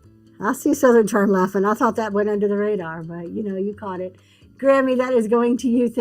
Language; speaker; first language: English; native; English